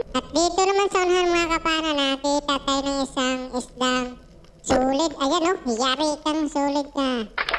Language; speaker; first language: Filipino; non-native, local second language; Cebuano